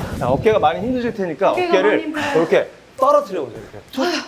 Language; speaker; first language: Korean; non-native, learner; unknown